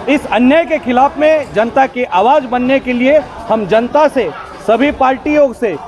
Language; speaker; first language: Hindi; non-native, local second language; Marathi